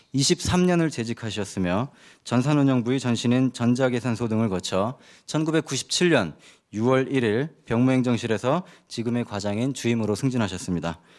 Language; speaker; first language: Korean; native; Korean